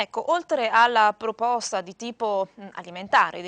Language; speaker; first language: Italian; native; Italian